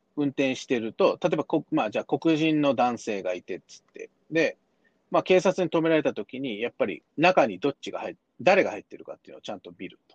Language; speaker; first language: Japanese; early bilingual, heritage; Japanese